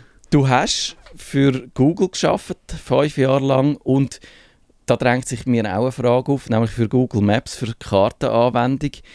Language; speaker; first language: German; native; German